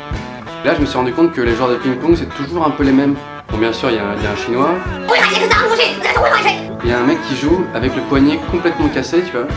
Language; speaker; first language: French; native; French